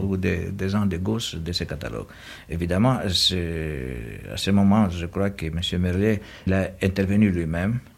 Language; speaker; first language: French; non-native, fluent; Greek